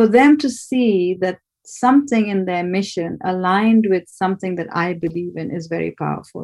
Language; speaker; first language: English; non-native, local second language; Bangla